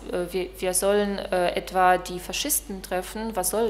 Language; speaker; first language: German; non-native, fluent; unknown